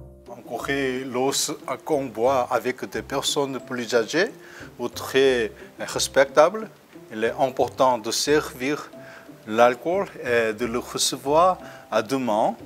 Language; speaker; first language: French; non-native, fluent; Korean